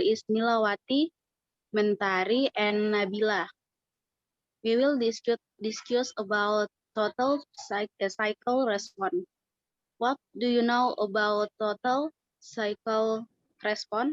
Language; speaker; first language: English; non-native, learner; Indonesian